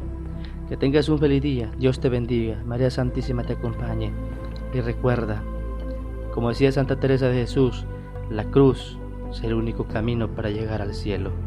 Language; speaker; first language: Spanish; native; Spanish